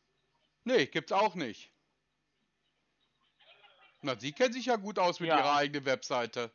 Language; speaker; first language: German; native; German